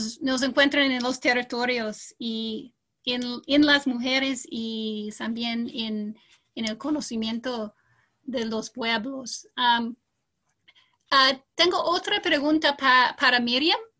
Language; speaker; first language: Spanish; non-native, fluent; English